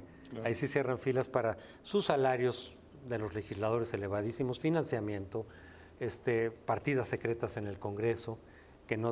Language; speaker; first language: Spanish; native; Spanish